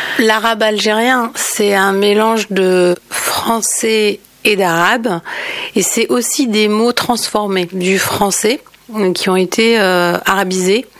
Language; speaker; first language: French; native; French